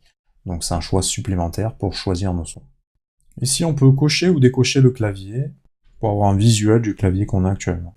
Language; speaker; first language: French; native; French